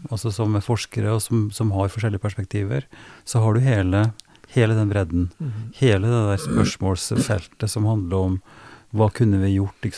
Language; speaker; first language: Norwegian; native; Norwegian